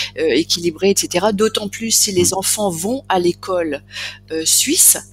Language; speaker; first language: French; native; French